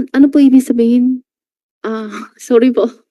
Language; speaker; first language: Filipino; non-native, learner; Chinese